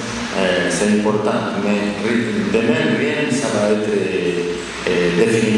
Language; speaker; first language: French; non-native, fluent; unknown